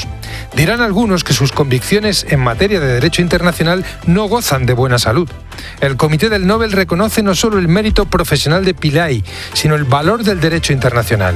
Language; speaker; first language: Spanish; native; Spanish